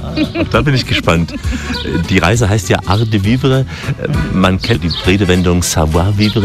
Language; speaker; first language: German; native; German